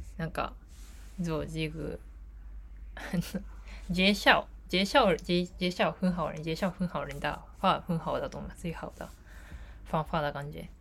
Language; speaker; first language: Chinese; non-native, learner; Japanese